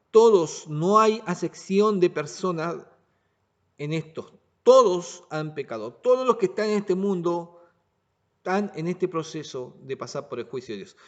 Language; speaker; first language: Spanish; native; Spanish